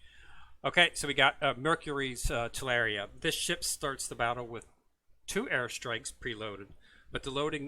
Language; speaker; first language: English; native; English